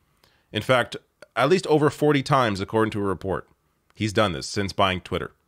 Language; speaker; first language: English; native; English